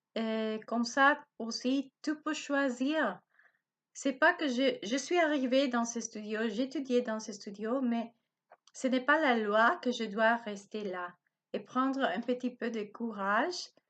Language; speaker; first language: French; non-native, learner; Spanish